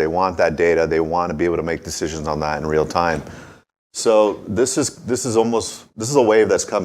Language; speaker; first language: English; native; English